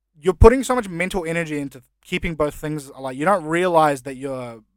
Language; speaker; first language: English; early bilingual, other home language; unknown